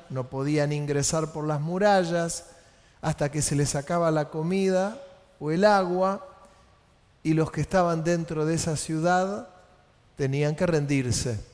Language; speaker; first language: Spanish; native; Spanish